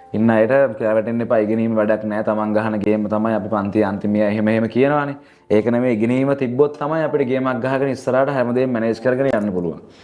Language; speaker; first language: Sinhala; native; Sinhala